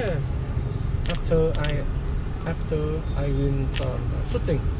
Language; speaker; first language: English; non-native, learner; Vietnamese